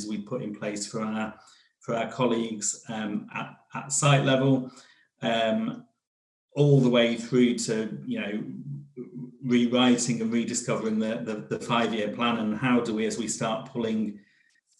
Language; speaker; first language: English; native; English